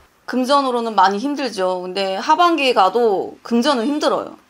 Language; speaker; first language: Korean; native; Korean